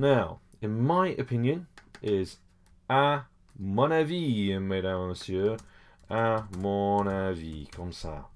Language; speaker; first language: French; non-native, fluent; English